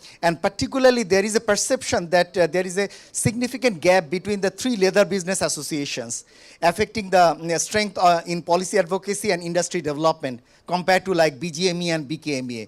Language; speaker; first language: English; non-native, local second language; Bangla